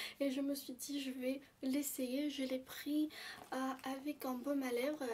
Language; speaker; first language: French; non-native, fluent; Armenian